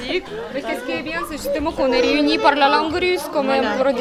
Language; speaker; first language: French; non-native, fluent; Russian